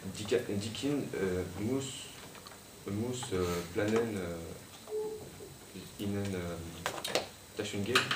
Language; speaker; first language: German; non-native, learner; French